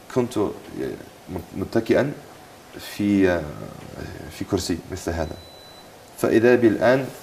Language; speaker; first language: Arabic; non-native, fluent; English